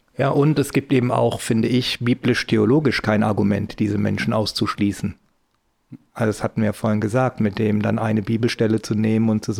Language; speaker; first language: German; native; German